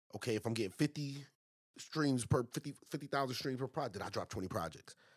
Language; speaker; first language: English; native; English